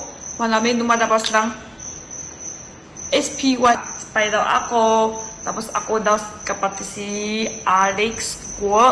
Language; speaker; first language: Filipino; non-native, learner; Chinese